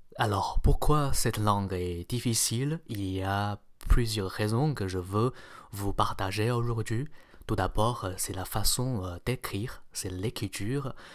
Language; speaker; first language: French; non-native, fluent; Chinese